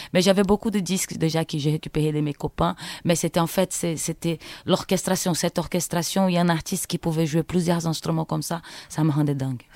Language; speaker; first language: French; non-native, fluent; Portuguese